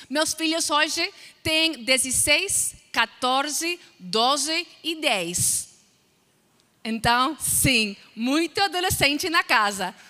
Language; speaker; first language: Portuguese; non-native, fluent; English